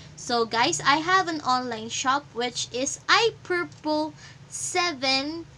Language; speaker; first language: English; non-native, local second language; Filipino